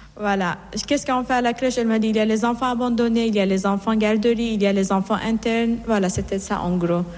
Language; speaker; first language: French; non-native, fluent; Persian